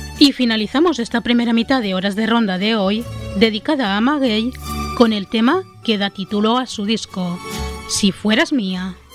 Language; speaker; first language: Spanish; native; Spanish